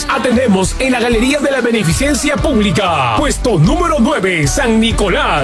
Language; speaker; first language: Spanish; native; Spanish